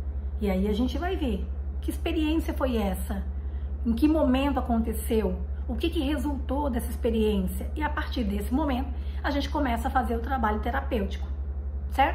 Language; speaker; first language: Portuguese; native; Portuguese